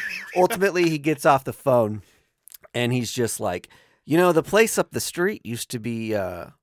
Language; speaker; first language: English; early bilingual, other home language; Italian